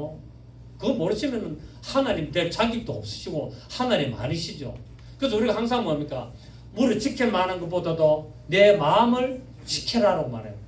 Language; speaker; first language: Korean; native; Korean